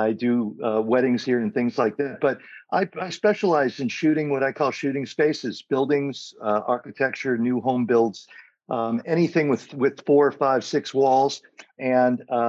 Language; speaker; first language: English; native; English